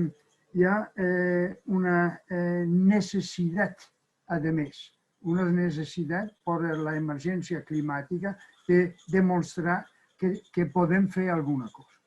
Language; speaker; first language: Catalan; non-native, fluent; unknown